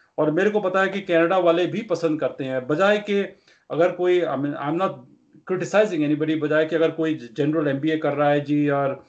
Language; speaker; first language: Hindi; non-native, local second language; Punjabi